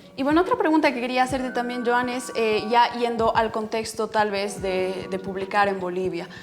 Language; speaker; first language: Spanish; native; Spanish